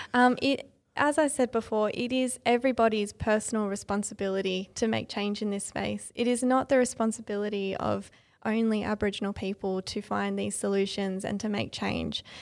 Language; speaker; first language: English; native; English